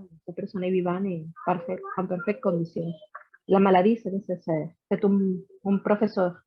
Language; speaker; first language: French; non-native, learner; Spanish